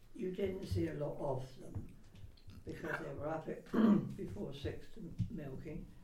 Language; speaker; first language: English; native; English